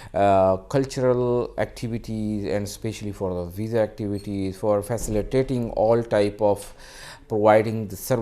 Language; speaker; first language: English; non-native, fluent; Urdu